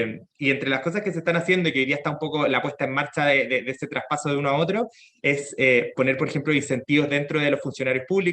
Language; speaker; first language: Spanish; native; Spanish